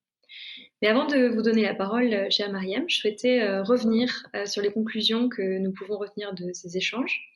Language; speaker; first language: French; native; French